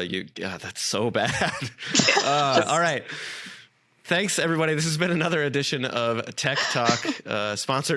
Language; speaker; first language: English; native; English